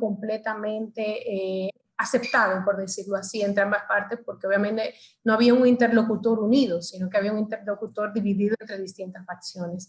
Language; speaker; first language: Spanish; native; Spanish